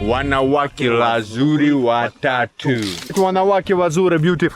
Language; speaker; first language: Russian; native; Russian